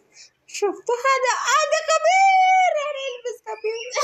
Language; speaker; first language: Arabic; non-native, learner; Oromo